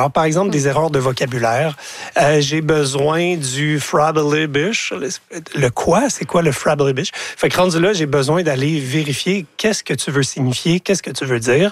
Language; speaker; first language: French; native; French